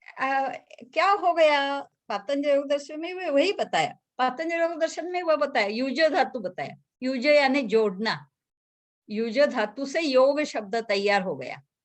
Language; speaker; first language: Hindi; non-native, local second language; Marathi